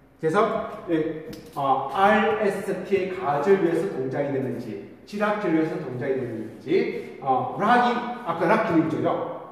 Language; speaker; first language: Korean; native; Korean